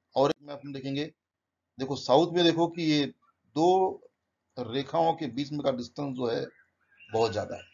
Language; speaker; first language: Hindi; non-native, local second language; Marathi